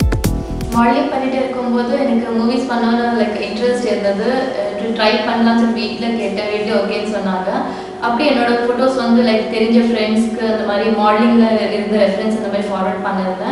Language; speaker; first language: Tamil; non-native, local second language; Telugu